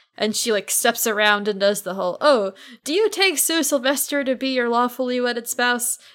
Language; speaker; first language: English; native; English